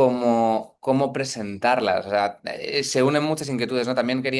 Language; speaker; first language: Spanish; native; Spanish